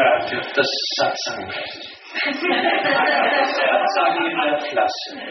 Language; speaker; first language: German; non-native, fluent; Danish